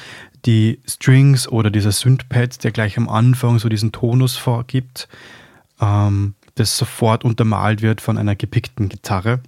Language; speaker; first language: German; native; German